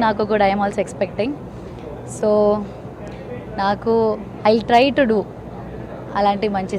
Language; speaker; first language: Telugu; early bilingual, heritage; Telugu